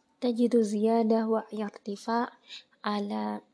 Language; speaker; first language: Arabic; non-native, learner; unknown